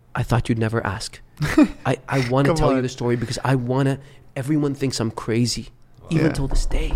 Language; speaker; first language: English; early bilingual, other home language; Arabic